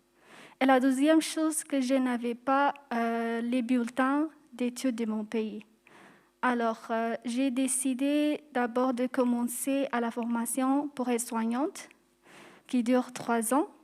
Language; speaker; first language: French; non-native, fluent; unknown